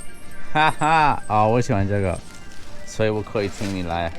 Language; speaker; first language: Chinese; non-native, learner; English